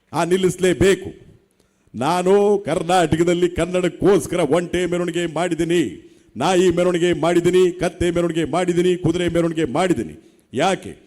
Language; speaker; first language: Kannada; native; Kannada